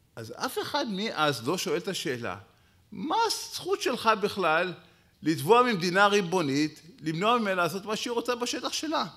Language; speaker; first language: Hebrew; native; Hebrew